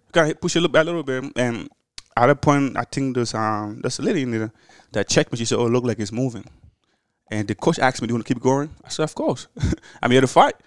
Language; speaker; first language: English; early bilingual, other home language; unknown